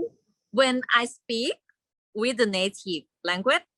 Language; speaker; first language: English; non-native, learner; Thai